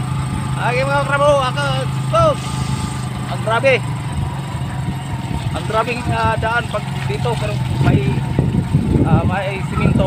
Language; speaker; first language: Filipino; non-native, local second language; Cebuano